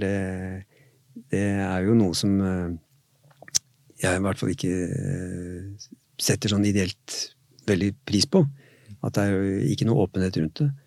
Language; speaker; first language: Norwegian; native; Norwegian